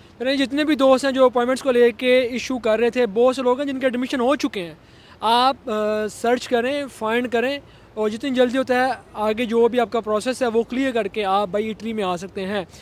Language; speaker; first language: Urdu; native; Urdu